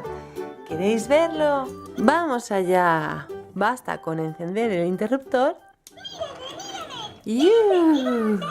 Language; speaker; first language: Spanish; native; Spanish